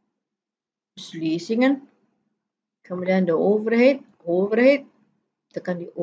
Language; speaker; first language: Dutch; non-native, fluent; Indonesian